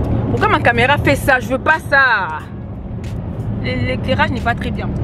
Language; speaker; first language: French; non-native, local second language; Lingala